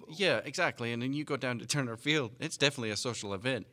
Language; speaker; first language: English; native; English